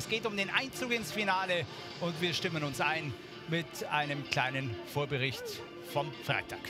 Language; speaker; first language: German; native; German